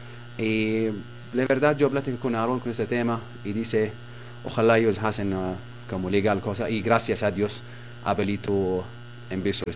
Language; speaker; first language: Spanish; non-native, learner; Arabic